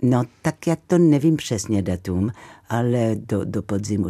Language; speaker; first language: Czech; non-native, fluent; French